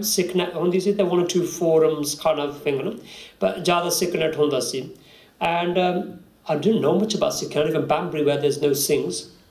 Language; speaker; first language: English; early bilingual, other home language; Punjabi